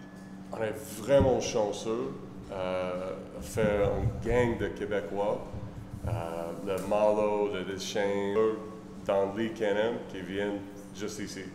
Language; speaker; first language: French; non-native, learner; English